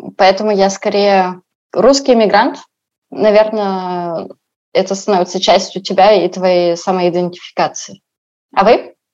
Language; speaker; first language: Russian; native; Russian